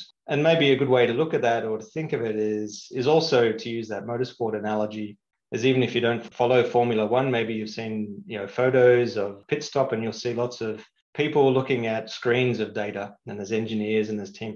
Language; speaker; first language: English; native; English